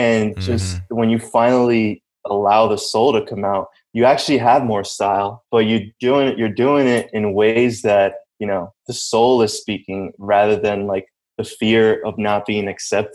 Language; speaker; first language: English; early bilingual, other home language; Spanish